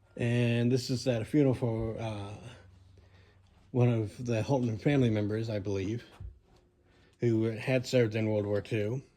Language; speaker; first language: English; native; English